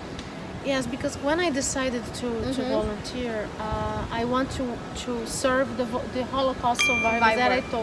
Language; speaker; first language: English; non-native, learner; Portuguese